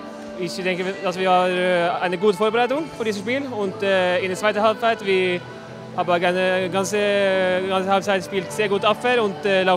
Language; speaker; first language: German; non-native, learner; Norwegian